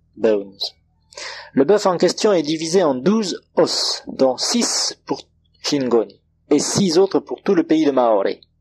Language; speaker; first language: French; non-native, local second language; Comorian